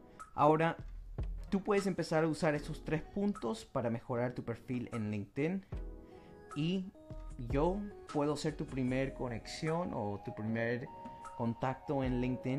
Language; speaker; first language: Spanish; early bilingual, heritage; Spanish